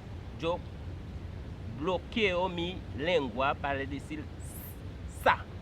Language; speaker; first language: Spanish; non-native, fluent; Haitian Creole